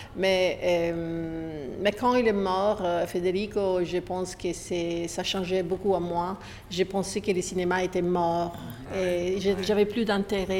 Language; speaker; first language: French; non-native, fluent; Italian